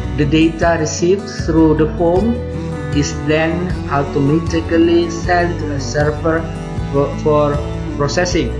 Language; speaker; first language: English; non-native, fluent; Indonesian